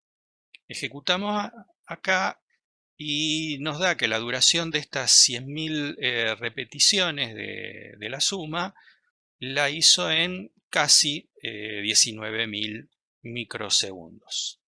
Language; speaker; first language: Spanish; native; Spanish